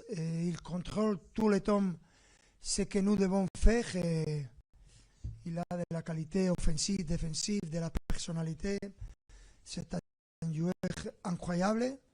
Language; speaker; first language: French; non-native, fluent; Spanish